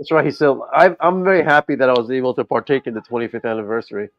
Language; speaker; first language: English; native; English